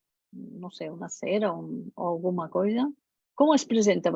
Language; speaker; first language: Portuguese; non-native, learner; Spanish